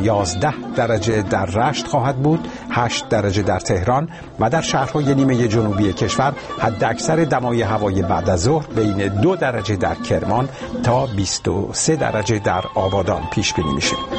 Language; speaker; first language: Persian; native; Persian